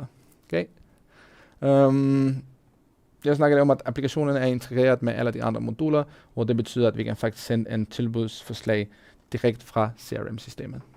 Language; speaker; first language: Danish; non-native, fluent; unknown